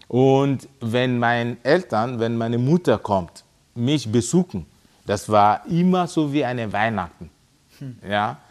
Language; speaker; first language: German; non-native, fluent; Yoruba